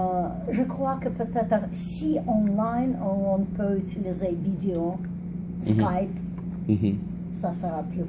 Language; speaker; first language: French; non-native, learner; English